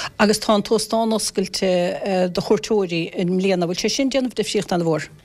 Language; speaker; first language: Irish; native; Irish